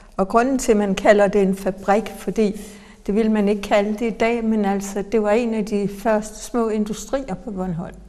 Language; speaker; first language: Danish; native; Danish